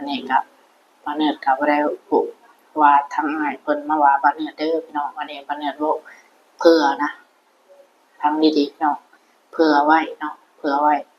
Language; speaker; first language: Thai; non-native, local second language; Lao